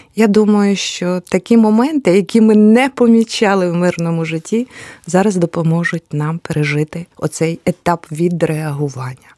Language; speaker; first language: Ukrainian; native; Ukrainian